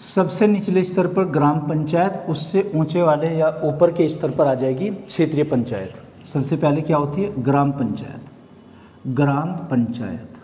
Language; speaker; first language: Hindi; native; Hindi